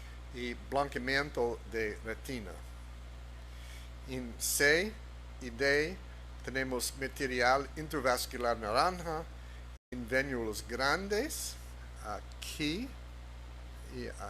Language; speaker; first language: Spanish; non-native, fluent; English